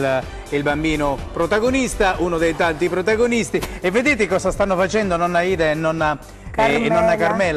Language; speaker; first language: Italian; native; Italian